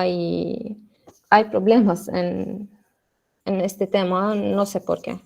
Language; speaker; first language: Spanish; non-native, learner; Arabic